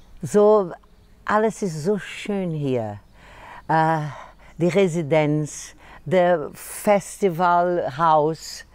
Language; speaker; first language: German; non-native, learner; Portuguese